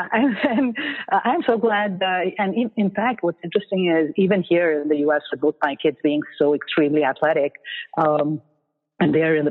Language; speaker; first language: English; non-native, local second language; Bangla